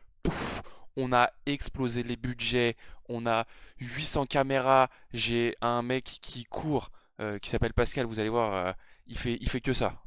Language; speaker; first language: French; native; French